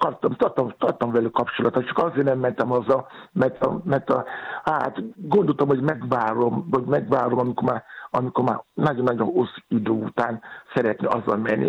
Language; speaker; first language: Hungarian; non-native, learner; Yoruba